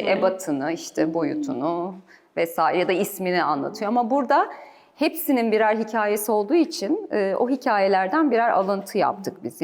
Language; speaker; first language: Turkish; native; Turkish